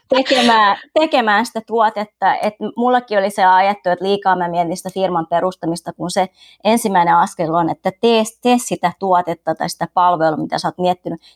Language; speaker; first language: Finnish; early bilingual, other home language; Vietnamese